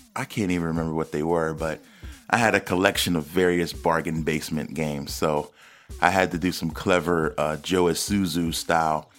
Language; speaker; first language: English; native; English